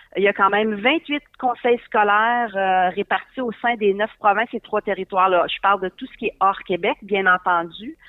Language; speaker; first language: French; native; French